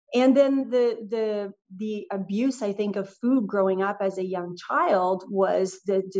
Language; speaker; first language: English; native; English